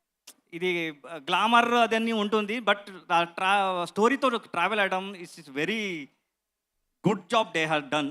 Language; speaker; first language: Telugu; non-native, learner; Kannada